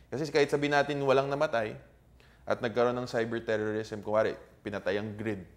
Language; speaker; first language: Filipino; native; Filipino